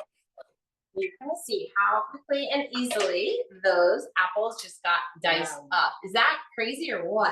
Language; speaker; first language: English; native; English